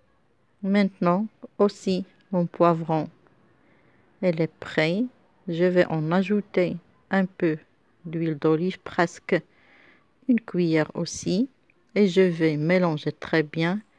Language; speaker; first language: French; non-native, local second language; Arabic